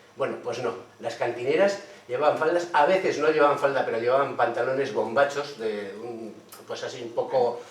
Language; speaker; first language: Spanish; native; Spanish